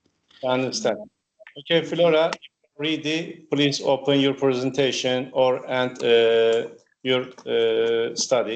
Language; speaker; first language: English; non-native, learner; Turkish